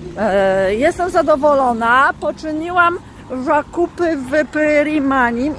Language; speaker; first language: Polish; native; Polish